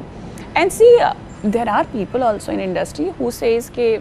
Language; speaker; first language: Hindi; native; Hindi